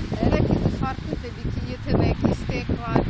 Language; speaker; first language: Turkish; non-native, learner; Russian